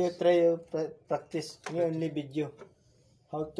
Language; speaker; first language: English; non-native, learner; Filipino